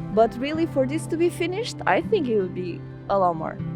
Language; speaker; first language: English; non-native, fluent; Portuguese